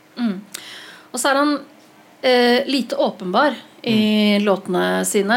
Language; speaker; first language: Norwegian; native; Norwegian